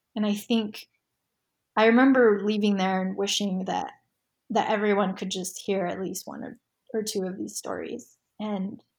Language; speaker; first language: English; early bilingual, other home language; Spanish